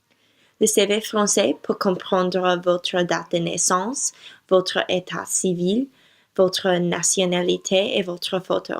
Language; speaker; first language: French; non-native, learner; English